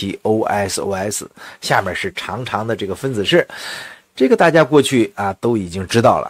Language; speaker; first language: Chinese; native; Chinese